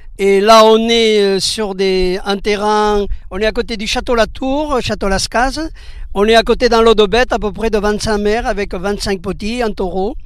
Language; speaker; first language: French; early bilingual, other home language; Spanish